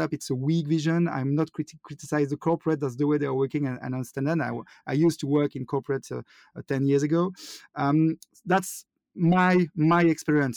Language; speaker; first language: English; non-native, fluent; French